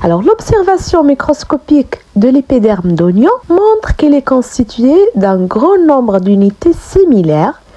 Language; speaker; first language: French; non-native, local second language; Arabic